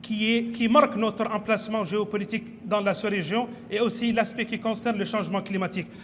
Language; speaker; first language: French; non-native, local second language; Arabic